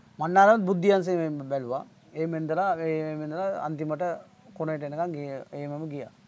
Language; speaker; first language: Sinhala; non-native, local second language; Tamil